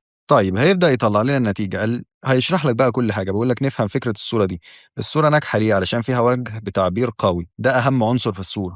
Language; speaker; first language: Arabic; native; Arabic